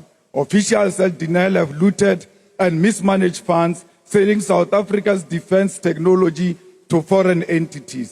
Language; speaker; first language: English; non-native, local second language; Northern Sotho